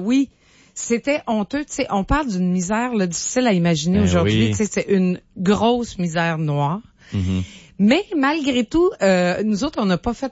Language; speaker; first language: French; native; French